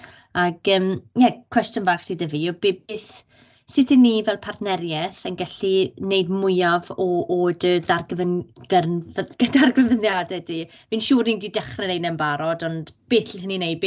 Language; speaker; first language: Welsh; native; Welsh